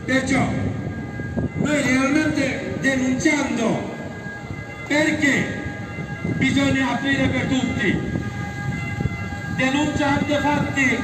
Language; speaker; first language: Italian; non-native, fluent; Bangla